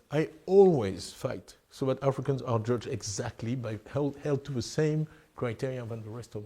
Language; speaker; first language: English; non-native, fluent; French